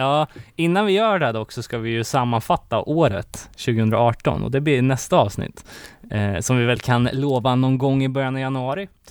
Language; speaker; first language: Swedish; native; Swedish